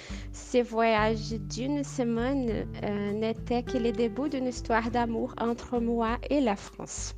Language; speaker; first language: French; non-native, fluent; Portuguese